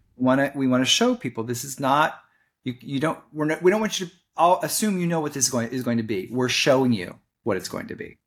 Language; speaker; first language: English; native; English